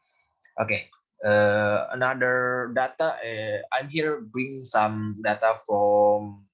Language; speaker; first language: English; non-native, learner; Indonesian